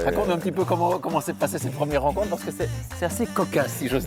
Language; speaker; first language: French; native; French